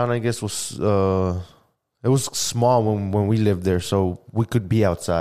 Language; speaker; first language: English; early bilingual, other home language; Spanish